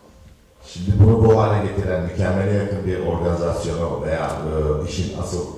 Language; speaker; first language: Turkish; native; Turkish